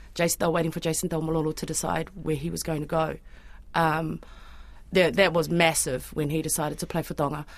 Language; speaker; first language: English; native; English